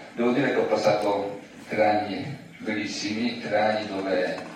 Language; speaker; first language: Italian; non-native, fluent; Polish